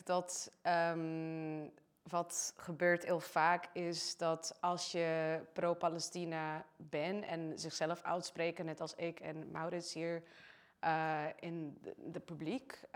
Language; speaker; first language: Dutch; non-native, fluent; Portuguese